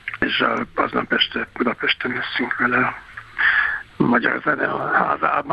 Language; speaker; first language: Hungarian; non-native, fluent; German